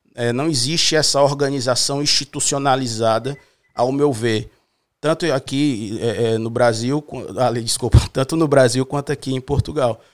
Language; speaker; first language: Portuguese; native; Portuguese